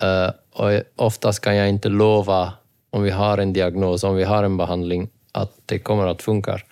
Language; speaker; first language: Swedish; non-native, fluent; Dutch